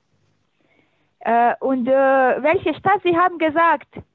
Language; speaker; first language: German; non-native, learner; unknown